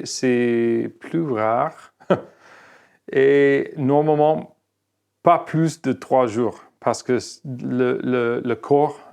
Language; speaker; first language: French; non-native, fluent; English